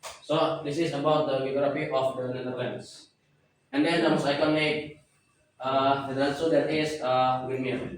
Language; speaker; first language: English; non-native, learner; Indonesian